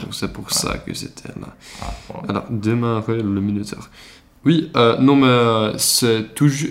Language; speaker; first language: French; non-native, learner; Swedish